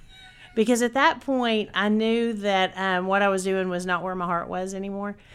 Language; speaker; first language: English; native; English